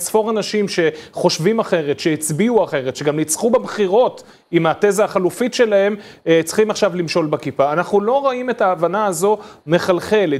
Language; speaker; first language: Hebrew; native; Hebrew